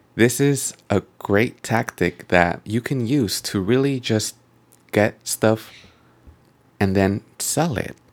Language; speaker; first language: English; native; English